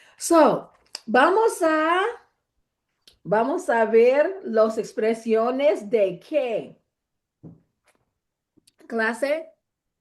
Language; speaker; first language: Spanish; non-native, fluent; English